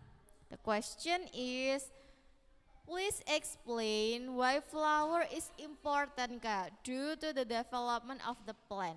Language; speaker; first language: English; non-native, learner; Indonesian